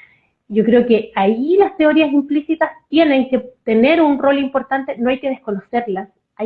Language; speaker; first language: Spanish; native; Spanish